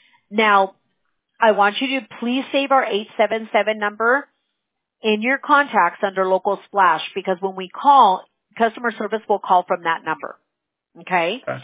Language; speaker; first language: English; early bilingual, other home language; Spanish